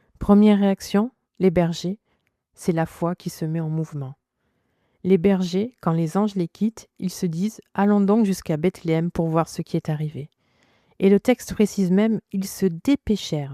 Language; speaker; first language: French; native; French